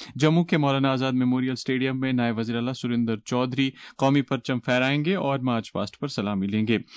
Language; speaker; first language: Urdu; non-native, local second language; Kashmiri